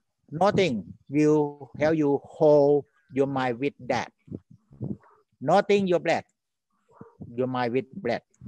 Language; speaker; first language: English; non-native, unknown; Thai